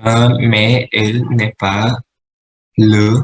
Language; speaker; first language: French; non-native, learner; Vietnamese